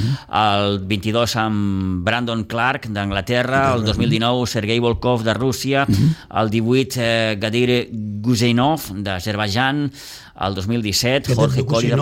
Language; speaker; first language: Catalan; native; Catalan